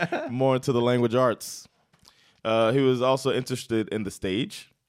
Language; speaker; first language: English; native; English